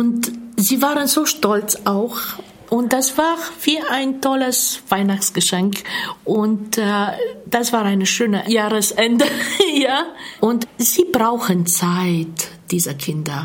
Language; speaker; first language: German; non-native, fluent; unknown